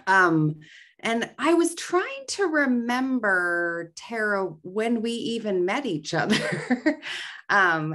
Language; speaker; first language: English; native; English